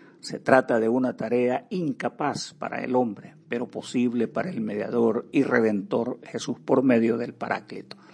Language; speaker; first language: Spanish; native; Spanish